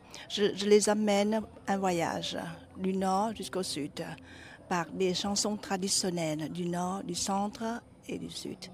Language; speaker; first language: French; non-native, fluent; Vietnamese